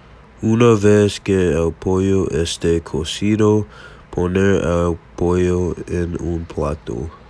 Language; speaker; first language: Spanish; non-native, learner; English